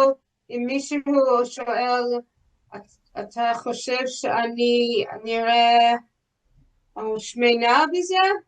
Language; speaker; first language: Hebrew; non-native, learner; English